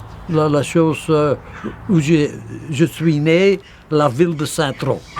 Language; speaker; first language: French; non-native, local second language; Dutch